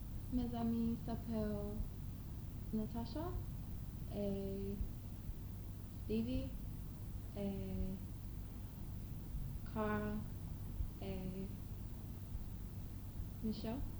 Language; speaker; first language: French; non-native, learner; English